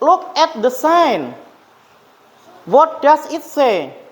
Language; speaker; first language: English; non-native, fluent; Indonesian